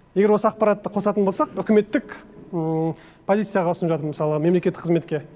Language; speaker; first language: Kazakh; native; Kazakh